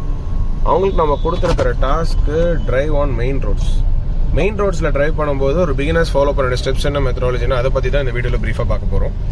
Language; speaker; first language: Tamil; native; Tamil